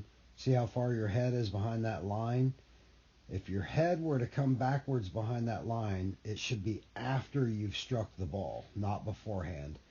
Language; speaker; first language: English; native; English